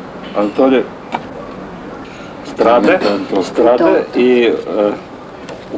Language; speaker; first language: Russian; non-native, learner; Italian